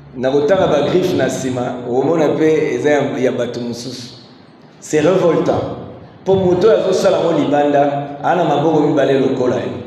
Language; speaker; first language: Lingala; native; Lingala